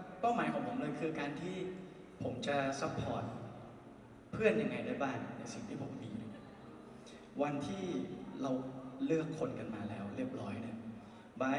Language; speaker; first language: Thai; native; Thai